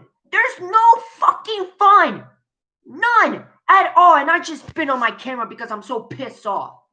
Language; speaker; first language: English; native; English